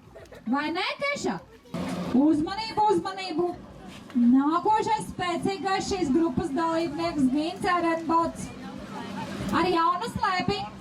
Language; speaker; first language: Latvian; native; Latvian